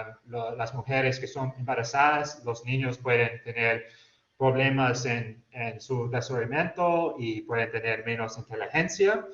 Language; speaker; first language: Spanish; non-native, fluent; English